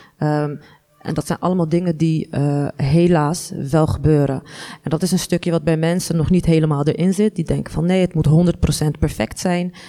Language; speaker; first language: Dutch; early bilingual, other home language; Arabic